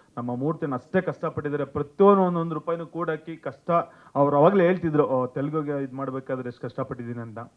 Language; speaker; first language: Kannada; native; Kannada